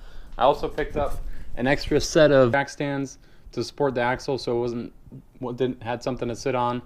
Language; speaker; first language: English; native; English